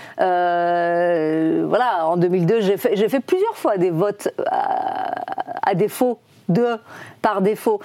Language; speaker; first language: French; non-native, fluent; Persian